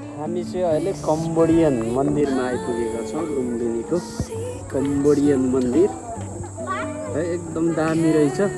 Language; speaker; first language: Nepali; non-native, local second language; Eastern Tamang